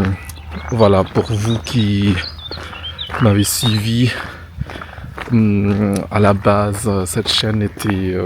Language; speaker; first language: French; non-native, fluent; Indonesian